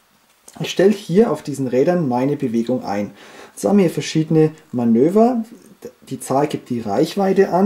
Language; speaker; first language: German; native; German